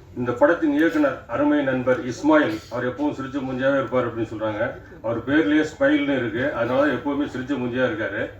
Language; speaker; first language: Tamil; native; Tamil